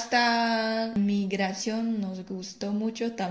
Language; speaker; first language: Spanish; non-native, fluent; Chinese